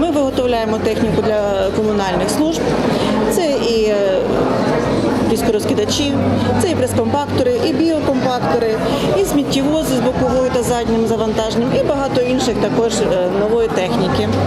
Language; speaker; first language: Ukrainian; native; Ukrainian